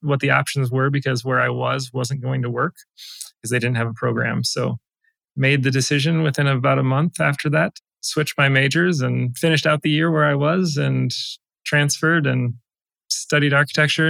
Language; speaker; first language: English; native; English